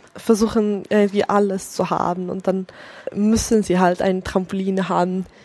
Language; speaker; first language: German; non-native, fluent; Swedish